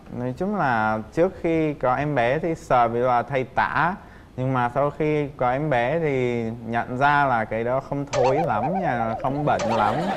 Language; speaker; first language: Vietnamese; non-native, fluent; Czech